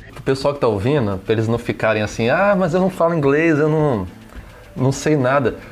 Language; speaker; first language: Portuguese; native; Portuguese